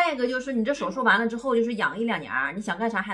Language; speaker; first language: Chinese; native; Chinese